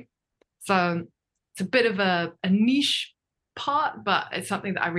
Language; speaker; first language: English; non-native, fluent; Japanese